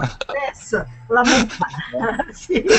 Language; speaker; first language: Spanish; non-native, learner; English